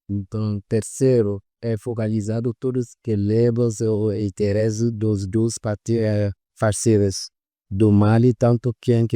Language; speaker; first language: Portuguese; non-native, fluent; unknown